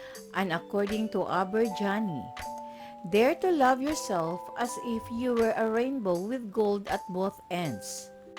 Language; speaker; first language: English; non-native, local second language; Filipino